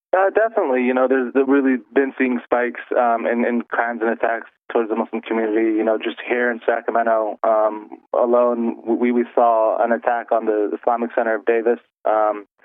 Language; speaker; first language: English; native; English